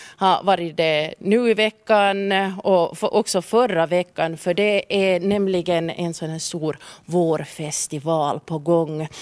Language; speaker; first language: Swedish; native; Swedish